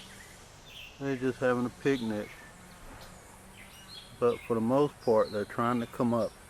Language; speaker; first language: English; native; English